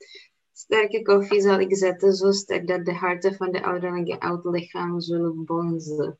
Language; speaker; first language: Dutch; non-native, learner; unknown